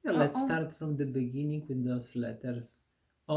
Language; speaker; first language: English; non-native, fluent; Polish